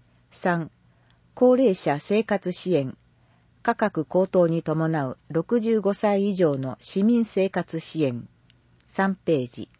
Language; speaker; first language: Japanese; native; Japanese